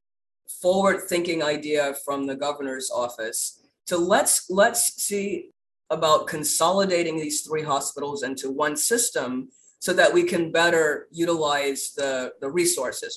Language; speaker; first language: English; native; English